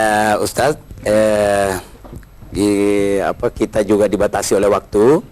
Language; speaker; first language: Indonesian; native; Indonesian